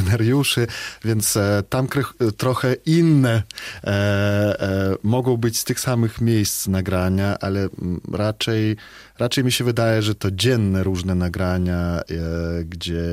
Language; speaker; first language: Polish; non-native, fluent; Belarusian